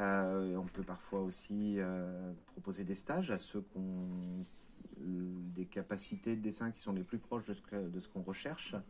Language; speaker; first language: French; native; French